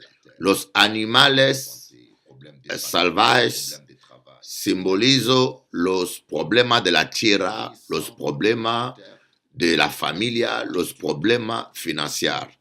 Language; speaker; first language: Spanish; non-native, learner; French